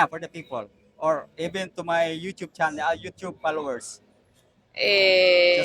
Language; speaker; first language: English; non-native, local second language; Cebuano